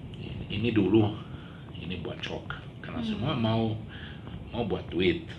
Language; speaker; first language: Indonesian; non-native, learner; Swedish